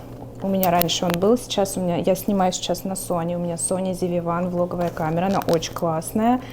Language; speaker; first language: Russian; native; Russian